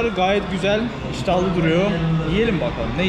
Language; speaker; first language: Turkish; native; Turkish